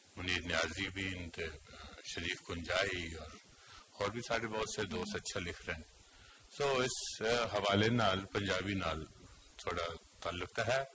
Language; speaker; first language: Punjabi; non-native, local second language; Northern Hindko